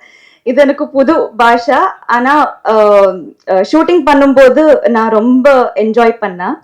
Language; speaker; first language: Tamil; non-native, learner; Telugu